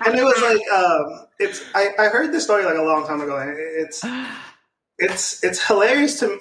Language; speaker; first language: English; non-native, local second language; Filipino